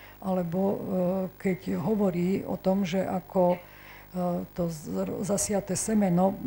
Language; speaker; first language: Slovak; native; Slovak